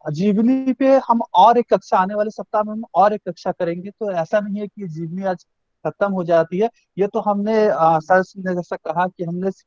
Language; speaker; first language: Hindi; native; Hindi